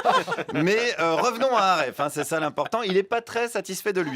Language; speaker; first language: French; native; French